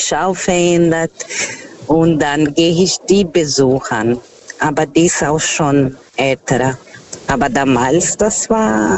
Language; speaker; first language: German; non-native, learner; Portuguese